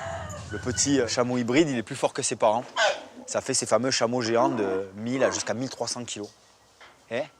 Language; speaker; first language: French; native; French